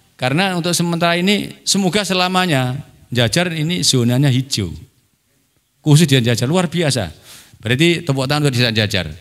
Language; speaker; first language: Indonesian; non-native, local second language; Javanese